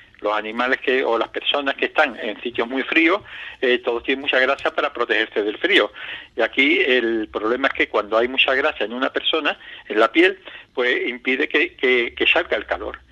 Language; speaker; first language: Spanish; native; Spanish